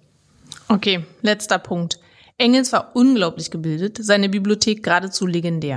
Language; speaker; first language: German; native; German